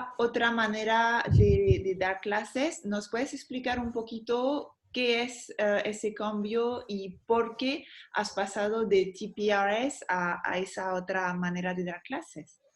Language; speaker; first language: Spanish; non-native, fluent; French